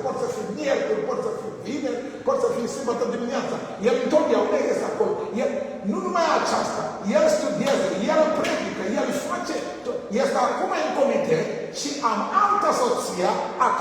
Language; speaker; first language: Romanian; non-native, learner; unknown